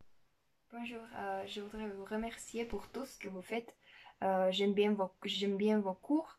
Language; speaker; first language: French; non-native, fluent; Slovak